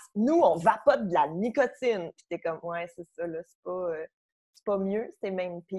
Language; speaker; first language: French; native; French